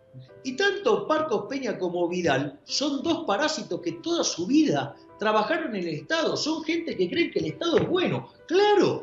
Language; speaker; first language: Spanish; native; Spanish